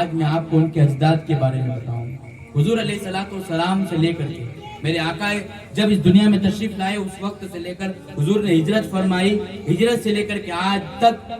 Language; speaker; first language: Urdu; native; Urdu